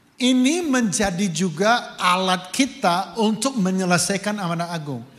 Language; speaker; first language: Indonesian; non-native, fluent; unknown